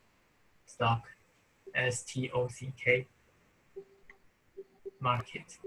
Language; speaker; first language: English; non-native, learner; Chinese